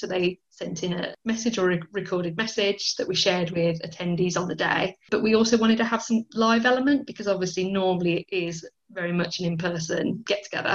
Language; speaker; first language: English; native; English